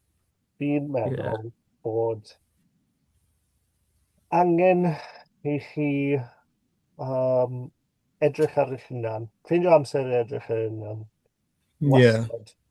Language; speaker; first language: Welsh; native; Welsh